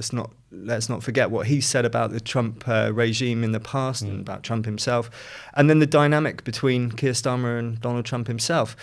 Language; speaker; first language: English; native; English